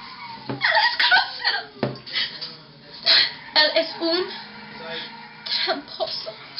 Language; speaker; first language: Spanish; non-native, learner; English